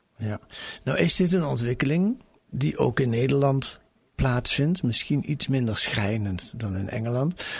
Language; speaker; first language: Dutch; native; Dutch